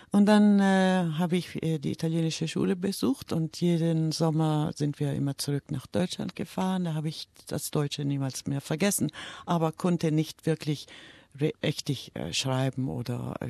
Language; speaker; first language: German; early bilingual, heritage; German